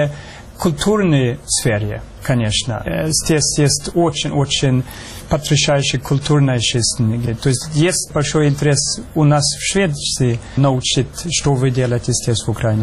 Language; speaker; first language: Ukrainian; non-native, learner; Swedish